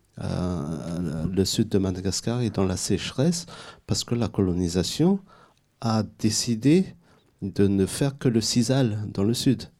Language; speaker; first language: French; non-native, local second language; Malagasy